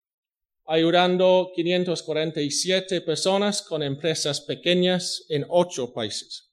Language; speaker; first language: Spanish; non-native, fluent; English